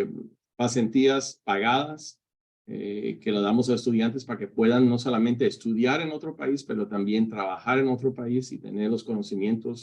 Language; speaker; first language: Spanish; early bilingual, heritage; Spanish